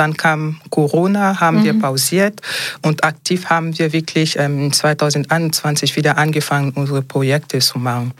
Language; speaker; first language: German; non-native, fluent; French